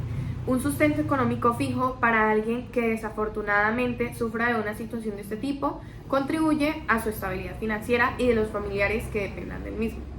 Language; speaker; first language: Spanish; native; Spanish